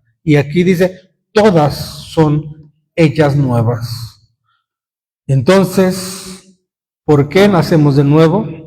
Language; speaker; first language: Spanish; native; Spanish